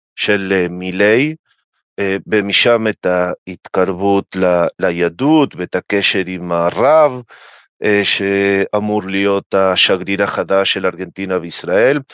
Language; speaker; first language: Hebrew; non-native, fluent; Spanish